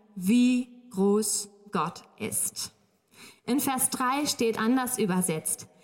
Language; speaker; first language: German; native; German